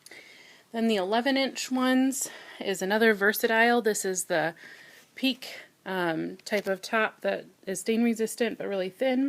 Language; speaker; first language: English; native; English